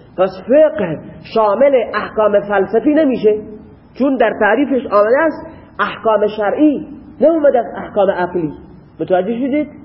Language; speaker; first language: Persian; non-native, local second language; Baluchi